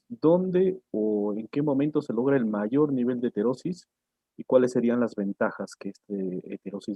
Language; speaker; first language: Spanish; native; Spanish